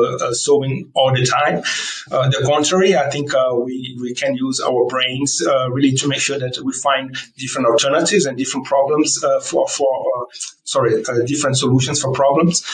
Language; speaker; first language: English; non-native, fluent; Portuguese